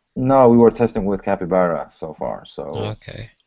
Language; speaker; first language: English; early bilingual, other home language; Polish